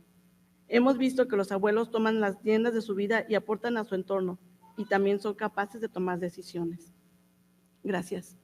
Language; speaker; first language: Spanish; native; Spanish